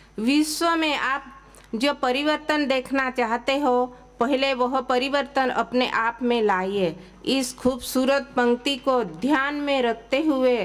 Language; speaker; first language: Hindi; non-native, local second language; Gujarati